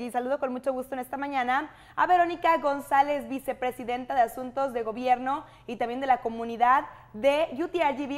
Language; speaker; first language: Spanish; native; Spanish